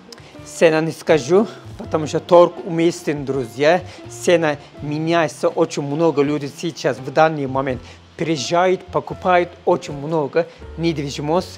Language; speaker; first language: Russian; non-native, learner; Turkish